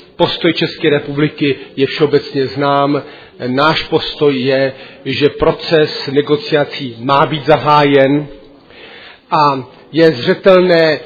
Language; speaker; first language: Czech; native; Czech